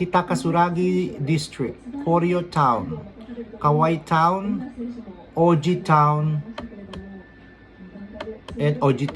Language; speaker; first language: English; non-native, local second language; Filipino